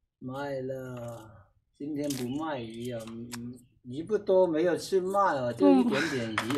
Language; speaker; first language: Chinese; native; Chinese